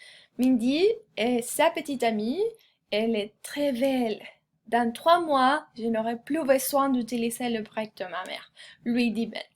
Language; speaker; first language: French; non-native, fluent; Spanish